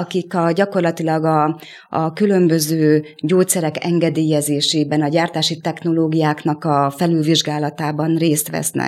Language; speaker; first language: Hungarian; native; Hungarian